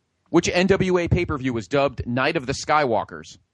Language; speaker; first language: English; native; English